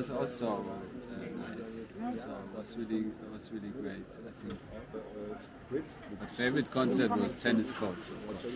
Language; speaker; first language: English; non-native, fluent; German